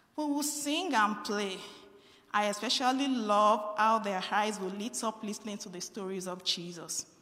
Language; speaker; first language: English; non-native, local second language; Yoruba